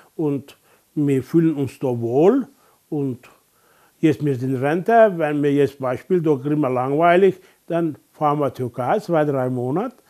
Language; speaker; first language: German; non-native, learner; Turkish